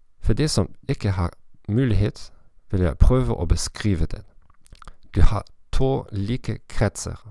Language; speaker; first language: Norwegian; non-native, learner; German